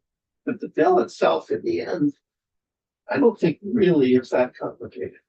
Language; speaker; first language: English; native; English